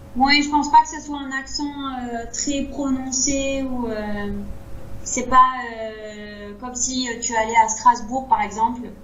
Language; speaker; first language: French; native; French